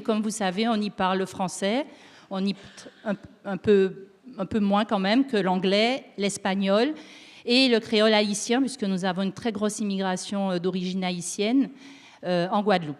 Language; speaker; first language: French; native; French